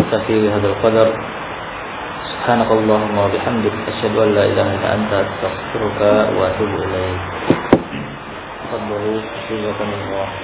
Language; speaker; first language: Arabic; non-native, fluent; Indonesian